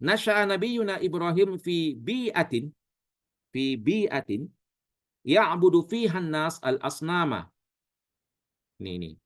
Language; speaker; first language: Arabic; non-native, fluent; Indonesian